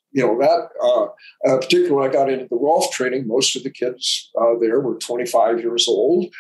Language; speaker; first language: English; native; English